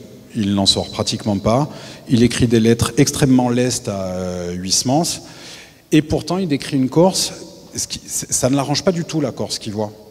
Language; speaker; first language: French; native; French